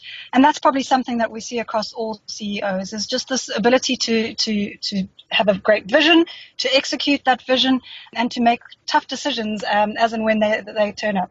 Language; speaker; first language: English; native; English